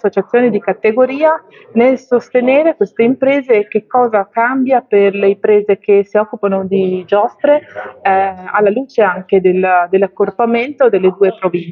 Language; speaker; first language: Italian; native; Italian